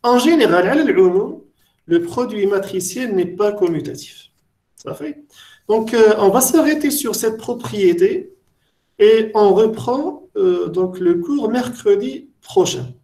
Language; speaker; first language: French; non-native, local second language; Arabic